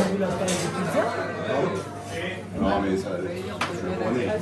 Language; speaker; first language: French; non-native, local second language; Armenian